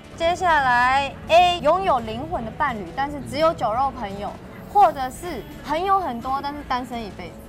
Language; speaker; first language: Chinese; native; Chinese